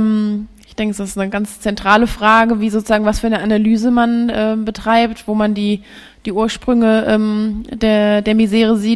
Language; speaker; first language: German; native; German